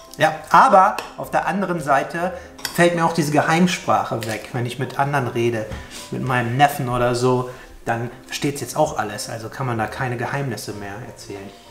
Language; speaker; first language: German; native; German